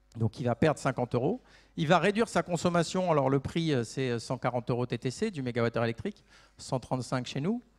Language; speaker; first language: French; native; French